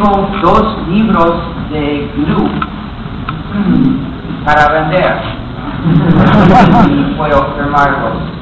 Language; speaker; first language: Spanish; non-native, fluent; English